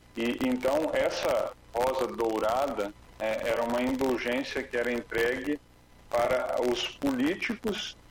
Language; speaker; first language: Portuguese; native; Portuguese